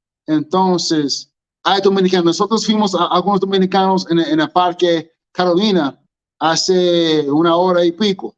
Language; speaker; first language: Spanish; non-native, learner; English